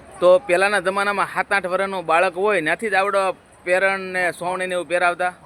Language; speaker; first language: Gujarati; native; Gujarati